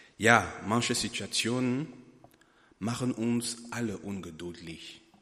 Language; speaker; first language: German; non-native, fluent; French